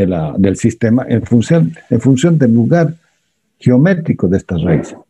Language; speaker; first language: Spanish; native; Spanish